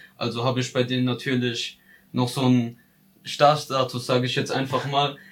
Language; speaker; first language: German; native; German